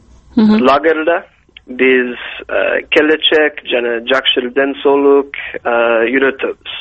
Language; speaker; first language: Kyrgyz; non-native, learner; English